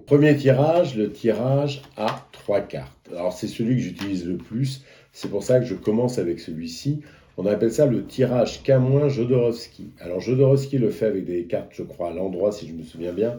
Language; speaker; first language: French; native; French